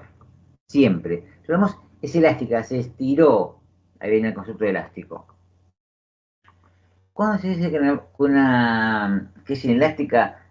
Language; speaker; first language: Spanish; native; Spanish